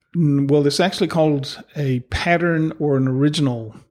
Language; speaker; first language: English; native; English